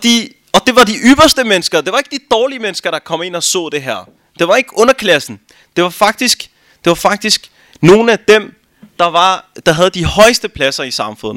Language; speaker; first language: Danish; early bilingual, other home language; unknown